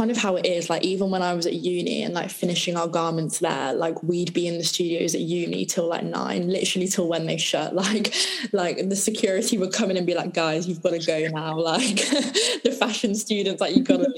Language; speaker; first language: English; native; English